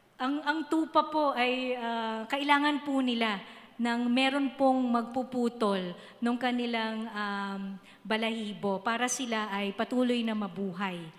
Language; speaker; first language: Filipino; native; Filipino